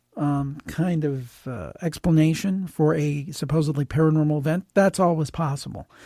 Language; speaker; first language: English; native; English